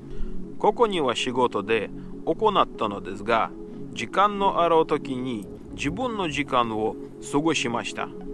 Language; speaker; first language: Japanese; non-native, learner; Russian